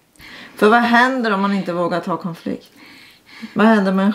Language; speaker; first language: Swedish; native; Swedish